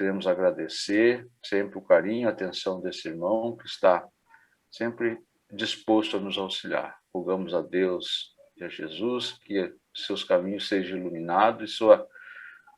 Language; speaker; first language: Portuguese; native; Portuguese